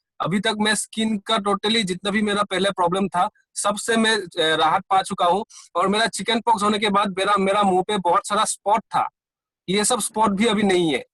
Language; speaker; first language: Hindi; non-native, local second language; Assamese